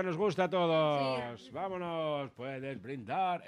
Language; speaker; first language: Spanish; native; Spanish